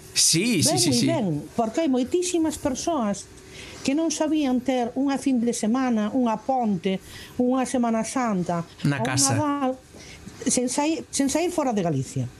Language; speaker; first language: Galician; non-native, local second language; Spanish